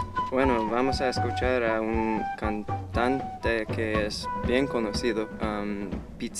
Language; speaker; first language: Spanish; non-native, fluent; English